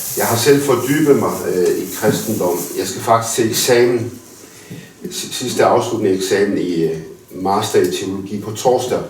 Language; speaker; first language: Danish; early bilingual, other home language; Arabic